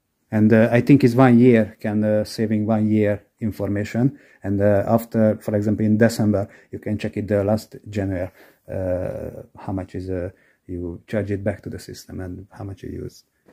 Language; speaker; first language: English; non-native, learner; Hungarian